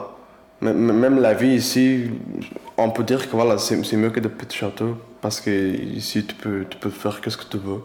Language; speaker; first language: French; non-native, learner; Persian